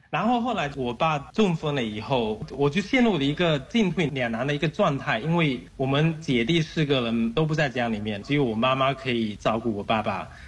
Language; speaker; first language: Chinese; native; Chinese